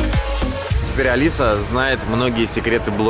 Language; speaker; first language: Russian; native; Russian